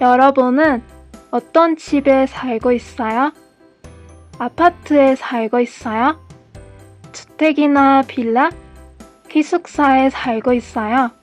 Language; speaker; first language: Korean; non-native, learner; Persian